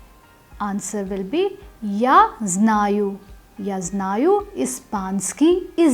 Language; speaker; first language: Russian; non-native, fluent; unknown